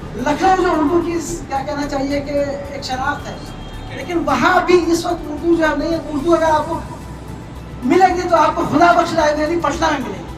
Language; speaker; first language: Urdu; native; Urdu